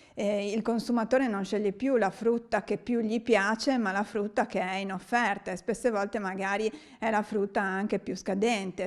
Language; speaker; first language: Italian; native; Italian